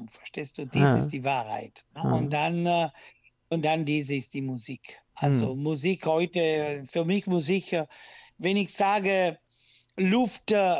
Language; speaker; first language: German; non-native, local second language; Italian